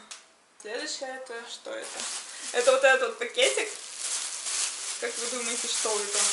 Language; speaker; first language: Russian; native; Russian